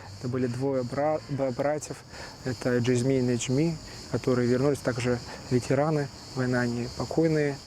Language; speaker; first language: Russian; early bilingual, other home language; Turkish